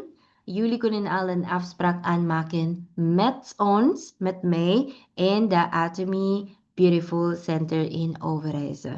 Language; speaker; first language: Dutch; non-native, learner; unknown